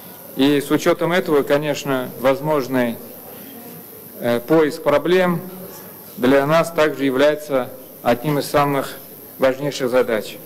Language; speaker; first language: Russian; native; Russian